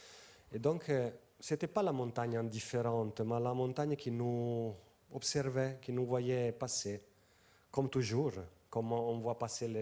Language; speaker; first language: French; non-native, fluent; Italian